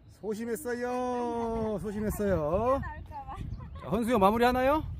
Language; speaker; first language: Korean; native; Korean